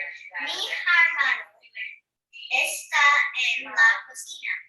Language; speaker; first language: Spanish; non-native, learner; English